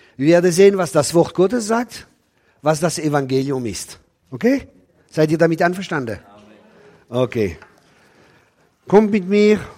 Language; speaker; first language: German; non-native, local second language; French